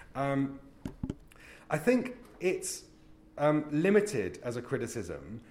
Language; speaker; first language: English; native; English